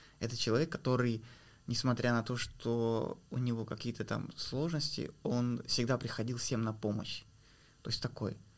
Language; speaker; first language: Russian; native; Russian